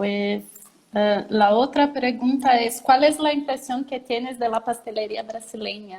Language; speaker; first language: Spanish; non-native, learner; Portuguese